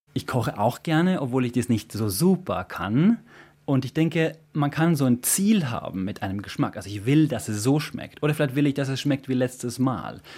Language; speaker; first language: German; non-native, fluent; Swedish